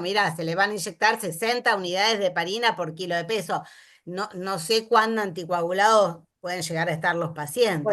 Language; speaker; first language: Spanish; native; Spanish